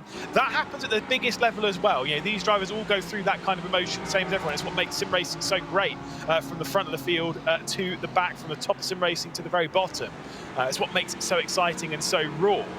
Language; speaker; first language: English; native; English